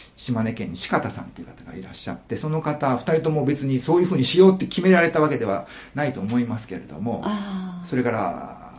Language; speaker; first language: Japanese; native; Japanese